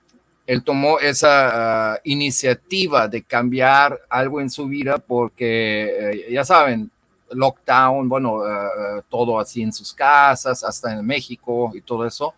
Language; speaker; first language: Spanish; non-native, fluent; German